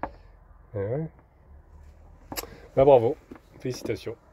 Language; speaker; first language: French; native; French